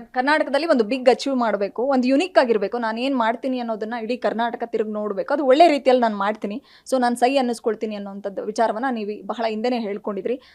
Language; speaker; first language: Kannada; native; Kannada